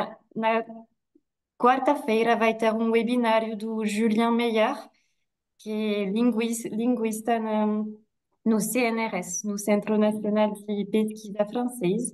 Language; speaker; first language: Portuguese; non-native, fluent; French